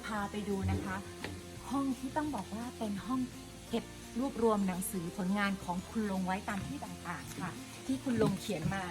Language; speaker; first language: Thai; native; Thai